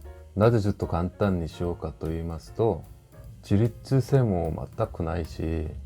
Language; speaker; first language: Japanese; non-native, fluent; Korean